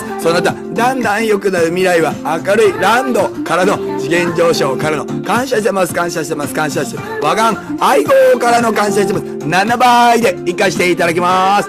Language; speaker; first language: Japanese; native; Japanese